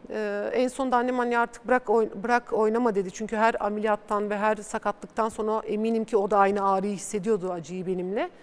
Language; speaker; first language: Turkish; early bilingual, other home language; Bulgarian